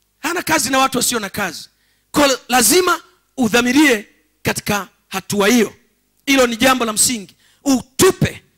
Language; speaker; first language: Swahili; native; Swahili